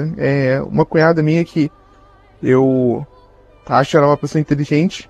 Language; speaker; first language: Portuguese; native; Portuguese